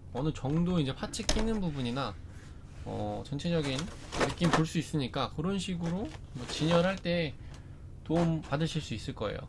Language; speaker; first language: Korean; native; Korean